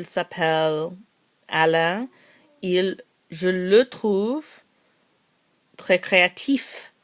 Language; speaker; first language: French; non-native, learner; English